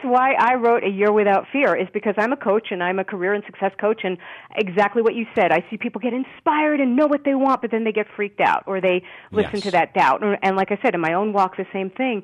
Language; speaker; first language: English; native; English